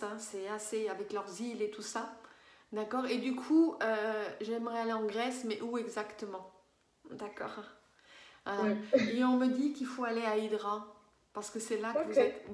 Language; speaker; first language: French; native; French